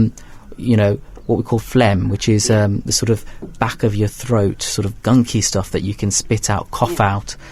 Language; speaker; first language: English; native; English